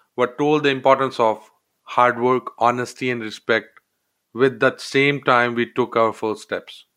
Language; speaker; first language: English; non-native, local second language; Hindi